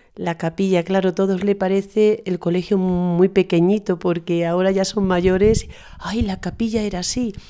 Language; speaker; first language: Spanish; native; Spanish